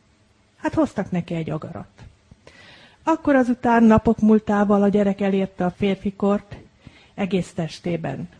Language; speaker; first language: Hungarian; native; Hungarian